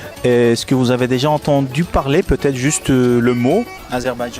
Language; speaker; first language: French; early bilingual, other home language; Turkish